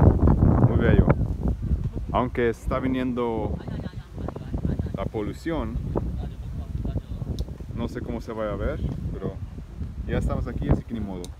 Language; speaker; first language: Spanish; early bilingual, heritage; Spanish